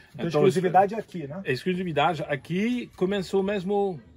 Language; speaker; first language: Portuguese; non-native, fluent; French